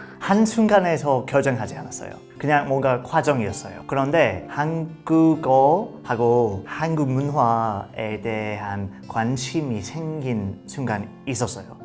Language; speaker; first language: Korean; non-native, learner; English